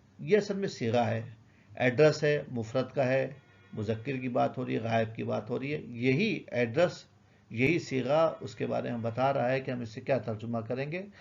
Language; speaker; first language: Urdu; native; Urdu